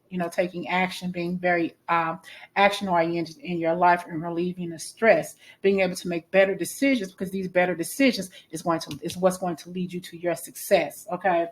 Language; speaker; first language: English; native; English